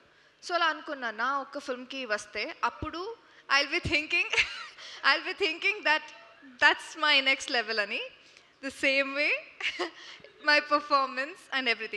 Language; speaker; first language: Telugu; non-native, learner; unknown